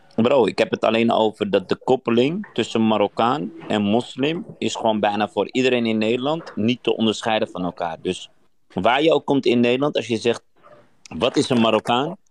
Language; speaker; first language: Dutch; early bilingual, other home language; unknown